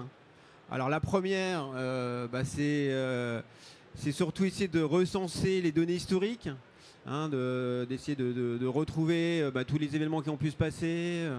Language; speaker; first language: French; native; French